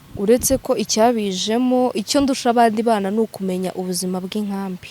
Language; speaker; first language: Kinyarwanda; early bilingual, other home language; Rundi